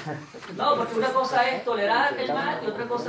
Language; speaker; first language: Spanish; native; Spanish